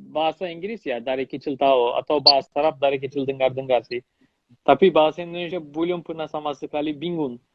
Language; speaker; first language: Indonesian; non-native, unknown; Turkish